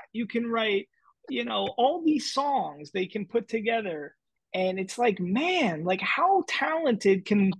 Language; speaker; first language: English; native; English